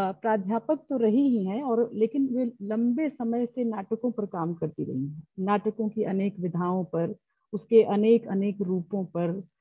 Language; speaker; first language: Hindi; native; Hindi